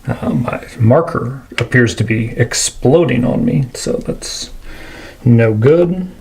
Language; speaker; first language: English; native; English